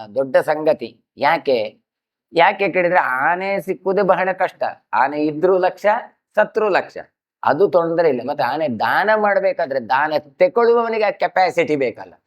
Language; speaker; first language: Kannada; non-native, local second language; Tulu